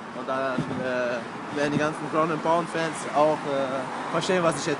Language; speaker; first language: German; native; German